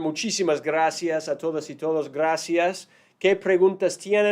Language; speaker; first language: Spanish; non-native, fluent; English